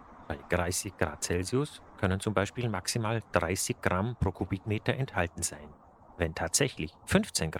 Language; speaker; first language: German; native; German